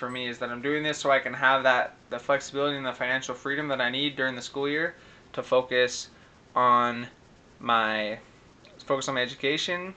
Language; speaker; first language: English; native; English